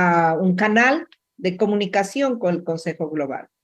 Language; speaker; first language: Spanish; native; Spanish